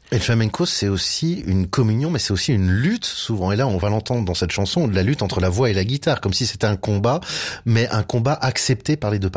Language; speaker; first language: French; native; French